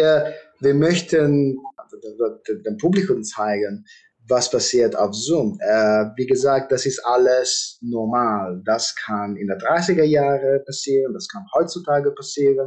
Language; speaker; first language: German; non-native, fluent; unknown